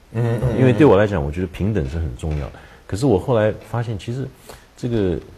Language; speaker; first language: Chinese; native; Chinese